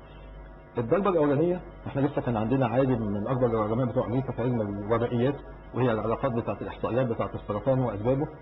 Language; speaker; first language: Arabic; native; Arabic